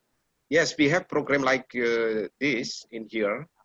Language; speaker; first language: English; non-native, learner; Indonesian